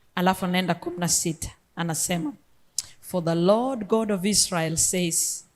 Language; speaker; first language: English; non-native, local second language; Luo (Kenya and Tanzania)